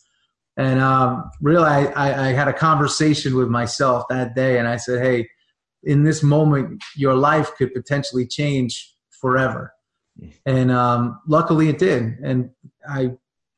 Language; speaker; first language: English; native; English